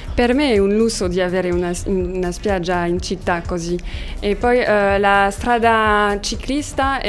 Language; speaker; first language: Italian; non-native, fluent; French